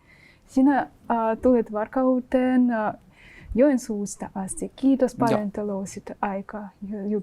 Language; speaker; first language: Finnish; non-native, fluent; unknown